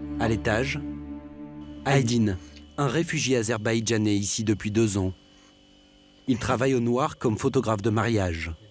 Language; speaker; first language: French; native; French